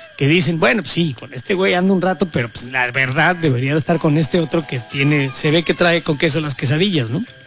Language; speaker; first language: Spanish; native; Spanish